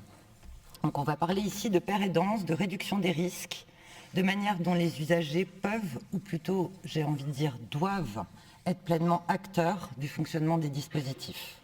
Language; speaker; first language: French; native; French